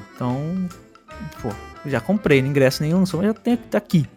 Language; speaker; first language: Portuguese; early bilingual, other home language; Spanish